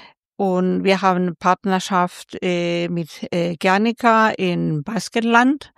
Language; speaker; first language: German; non-native, fluent; French